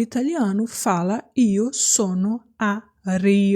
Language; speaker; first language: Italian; non-native, fluent; Portuguese